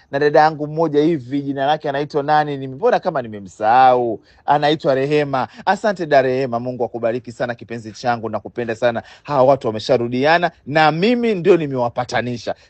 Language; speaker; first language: Swahili; native; Swahili